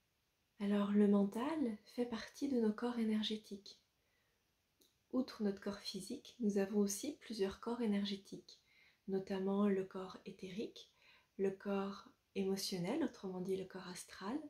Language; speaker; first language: French; native; French